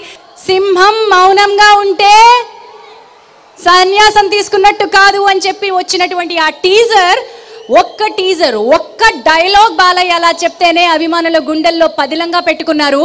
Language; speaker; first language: Telugu; native; Telugu